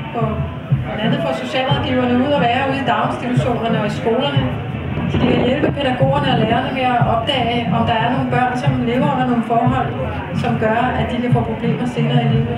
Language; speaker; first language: Danish; native; Danish